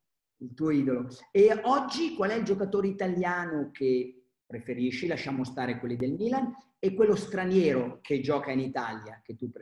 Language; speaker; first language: Italian; native; Italian